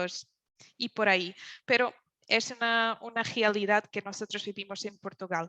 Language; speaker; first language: Spanish; non-native, fluent; Portuguese